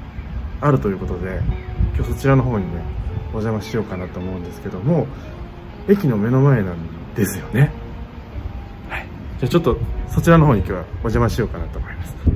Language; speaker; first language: Japanese; native; Japanese